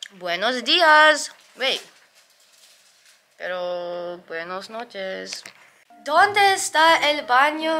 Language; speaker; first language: Spanish; non-native, learner; English